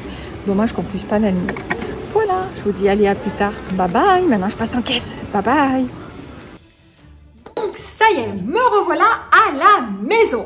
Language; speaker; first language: French; native; French